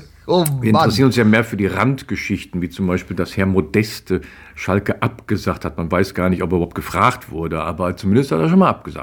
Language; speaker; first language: German; native; German